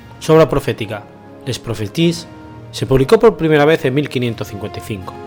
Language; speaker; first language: Spanish; native; Spanish